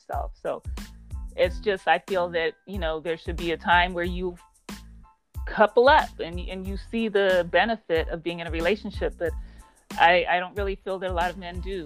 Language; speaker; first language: English; native; English